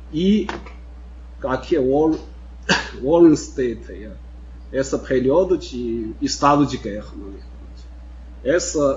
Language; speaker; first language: Portuguese; non-native, fluent; Chinese